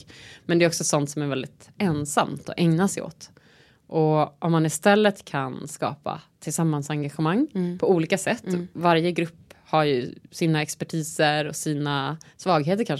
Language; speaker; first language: Swedish; native; Swedish